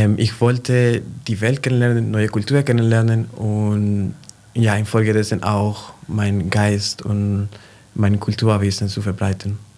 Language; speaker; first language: German; non-native, fluent; Spanish